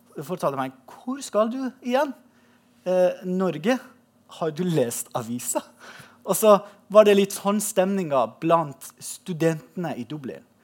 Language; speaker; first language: Norwegian; non-native, fluent; Persian